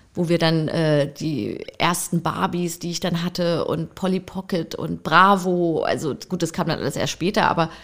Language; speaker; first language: German; native; German